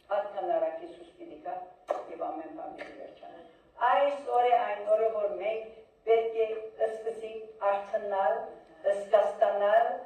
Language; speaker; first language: Armenian; early bilingual, heritage; Armenian